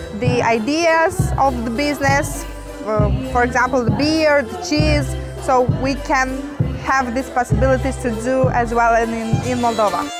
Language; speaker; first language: English; non-native, fluent; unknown